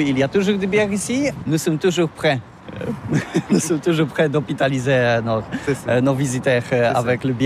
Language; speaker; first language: French; non-native, learner; Polish